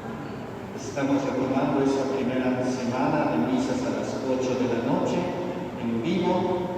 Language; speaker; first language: Spanish; native; Spanish